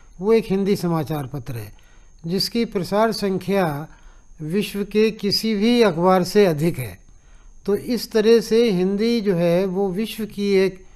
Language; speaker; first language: Hindi; native; Hindi